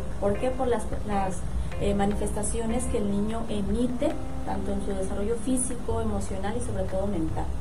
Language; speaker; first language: Spanish; native; Spanish